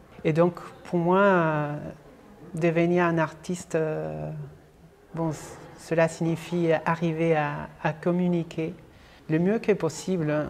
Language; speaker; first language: French; non-native, fluent; Spanish